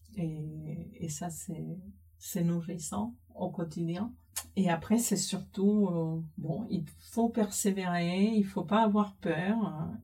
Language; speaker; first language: French; non-native, fluent; Spanish